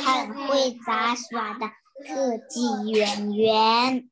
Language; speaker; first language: Chinese; early bilingual, heritage; Chinese